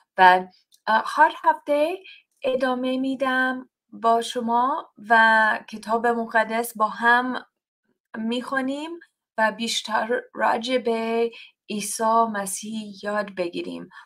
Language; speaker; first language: Tajik; non-native, learner; English